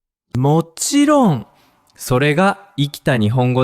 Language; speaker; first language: Japanese; native; Japanese